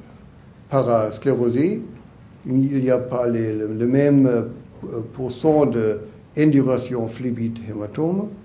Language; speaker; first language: French; non-native, learner; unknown